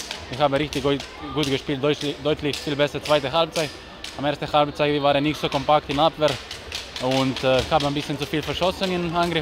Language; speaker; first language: German; non-native, learner; Croatian